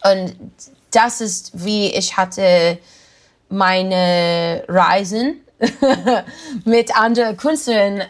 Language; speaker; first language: German; non-native, learner; English